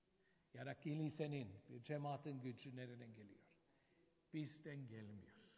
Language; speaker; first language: Turkish; non-native, fluent; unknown